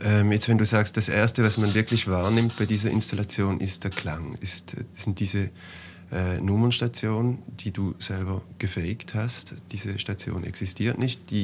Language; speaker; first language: German; native; German